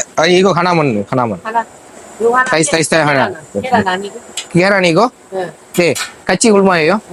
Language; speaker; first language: Korean; non-native, learner; Tamil